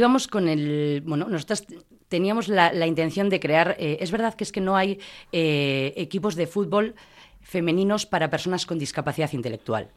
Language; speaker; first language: Spanish; native; Spanish